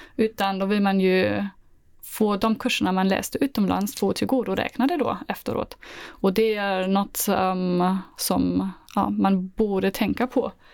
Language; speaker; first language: Swedish; non-native, fluent; German